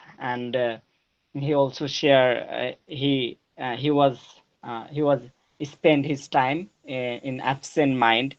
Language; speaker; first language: English; non-native, learner; Bangla